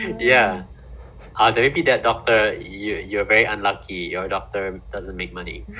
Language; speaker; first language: English; non-native, fluent; Indonesian